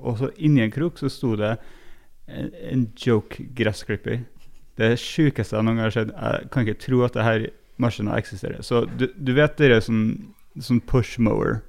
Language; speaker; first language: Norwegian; native; Norwegian